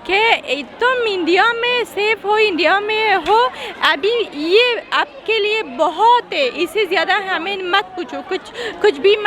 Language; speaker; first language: Hindi; non-native, learner; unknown